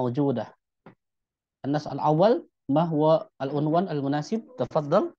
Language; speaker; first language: Arabic; non-native, fluent; Indonesian